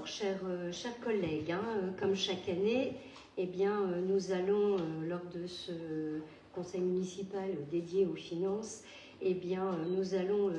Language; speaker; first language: French; native; French